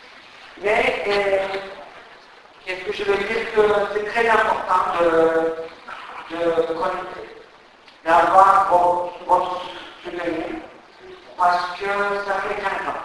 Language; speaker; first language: French; non-native, fluent; Turkish